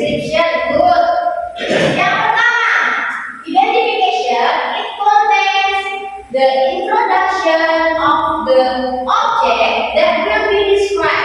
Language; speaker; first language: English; non-native, learner; Indonesian